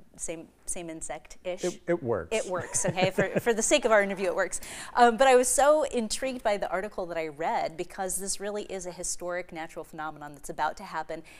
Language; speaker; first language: English; native; English